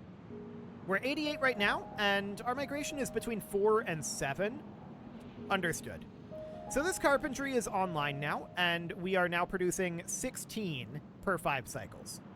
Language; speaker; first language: English; native; English